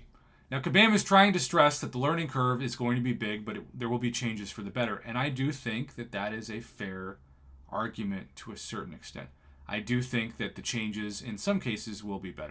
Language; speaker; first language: English; native; English